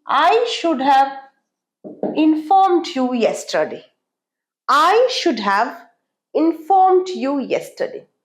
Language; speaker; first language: English; non-native, local second language; Bangla